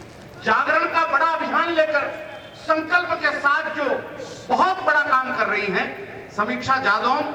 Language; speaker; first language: Hindi; native; Hindi